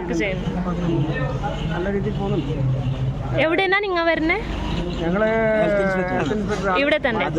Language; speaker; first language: Malayalam; non-native, local second language; Kannada